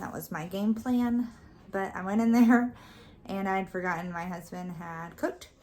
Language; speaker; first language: English; native; English